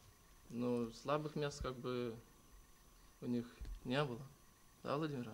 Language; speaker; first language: Russian; non-native, local second language; Lithuanian